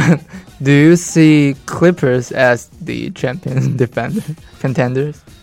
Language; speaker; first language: English; non-native, fluent; Chinese